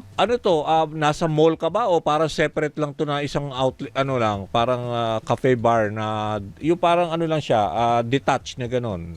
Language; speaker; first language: Filipino; native; Filipino